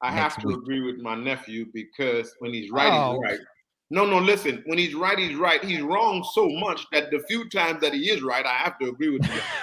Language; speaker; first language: English; native; English